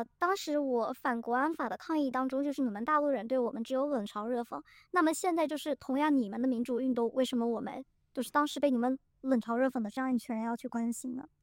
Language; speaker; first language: Chinese; native; Chinese